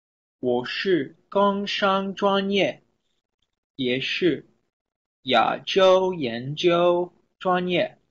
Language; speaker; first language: Chinese; non-native, learner; English